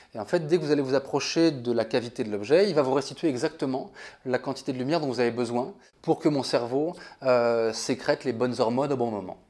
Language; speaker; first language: French; native; French